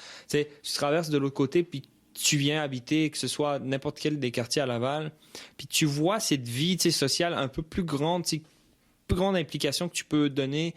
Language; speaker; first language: French; early bilingual, other home language; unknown